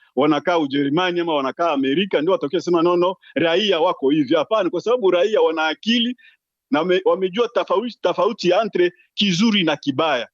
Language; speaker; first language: Swahili; native; Swahili